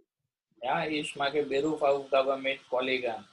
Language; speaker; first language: German; non-native, learner; Gujarati